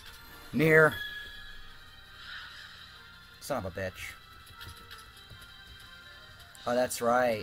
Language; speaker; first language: English; native; English